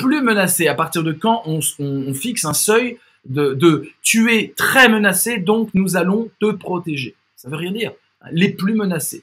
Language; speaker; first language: French; native; French